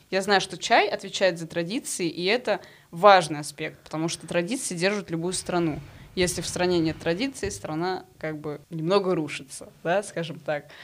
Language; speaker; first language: Russian; non-native, fluent; Arabic